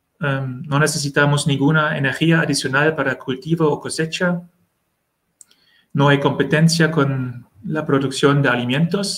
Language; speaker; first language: Spanish; non-native, learner; German